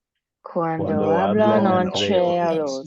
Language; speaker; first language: Spanish; non-native, learner; English